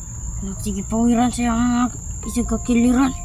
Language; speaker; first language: Filipino; non-native, local second language; Cebuano